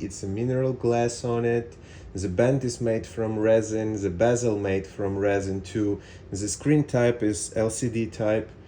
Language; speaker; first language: English; non-native, fluent; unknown